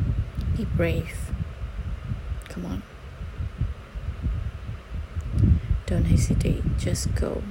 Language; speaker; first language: English; non-native, fluent; Indonesian